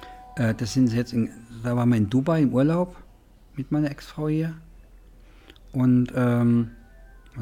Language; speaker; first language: German; native; German